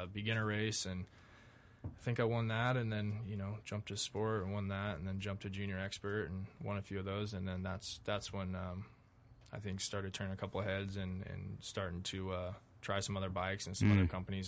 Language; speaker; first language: English; native; English